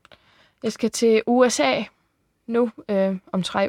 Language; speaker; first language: Danish; early bilingual, heritage; Icelandic